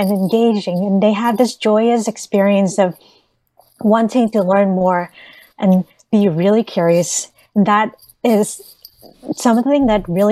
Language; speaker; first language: English; early bilingual, other home language; Vietnamese